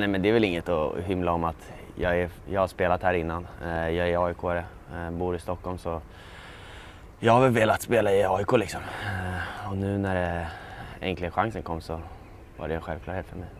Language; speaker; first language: Swedish; native; Swedish